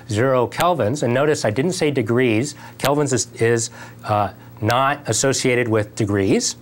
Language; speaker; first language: English; native; English